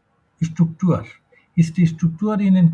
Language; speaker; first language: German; non-native, fluent; Bangla